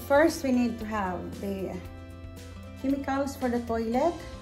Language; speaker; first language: English; non-native, local second language; Cebuano